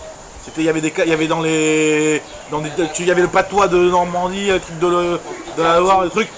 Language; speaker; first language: French; native; French